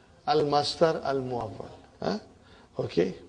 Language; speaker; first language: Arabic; non-native, fluent; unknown